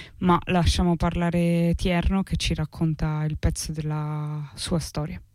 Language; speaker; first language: Italian; native; Italian